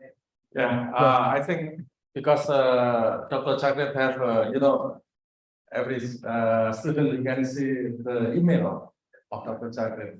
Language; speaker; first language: English; non-native, learner; Indonesian